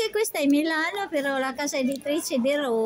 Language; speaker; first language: Italian; non-native, learner; Filipino